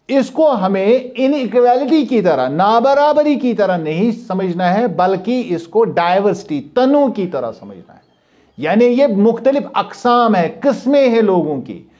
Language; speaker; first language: Urdu; non-native, local second language; Kashmiri